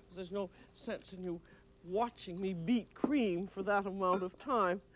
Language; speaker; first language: English; native; English